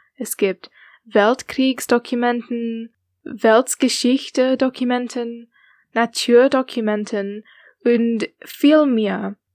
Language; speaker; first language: German; non-native, learner; English